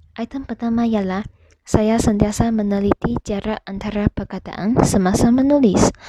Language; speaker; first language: Malay; non-native, local second language; Chinese